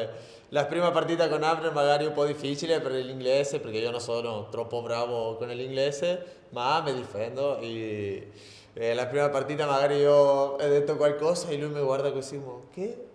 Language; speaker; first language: Italian; non-native, learner; Spanish